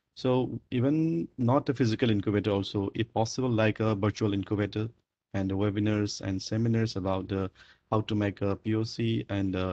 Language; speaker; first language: English; non-native, local second language; Manipuri